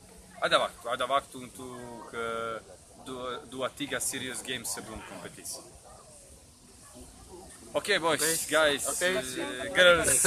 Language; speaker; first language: Indonesian; non-native, learner; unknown